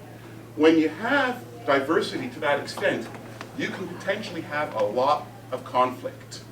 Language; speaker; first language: English; native; English